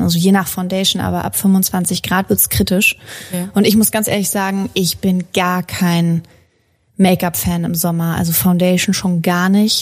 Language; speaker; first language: German; native; German